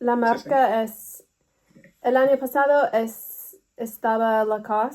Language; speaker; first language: Spanish; non-native, learner; English